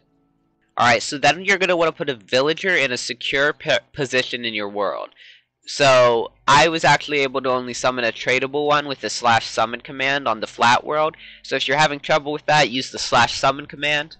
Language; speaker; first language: English; native; English